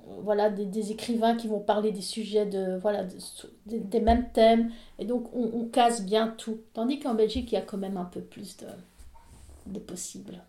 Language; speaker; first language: French; native; French